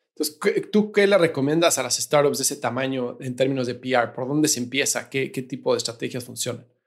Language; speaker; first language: Spanish; native; Spanish